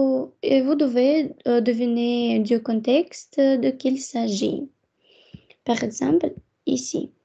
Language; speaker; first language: French; non-native, fluent; Russian